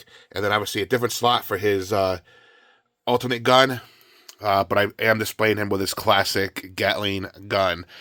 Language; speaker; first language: English; native; English